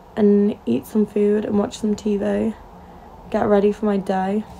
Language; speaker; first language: English; native; English